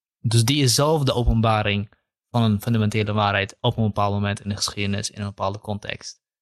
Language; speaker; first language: Dutch; early bilingual, other home language; Kurdish